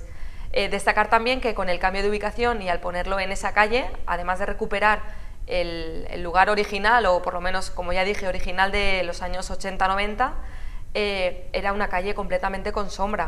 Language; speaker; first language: Spanish; native; Spanish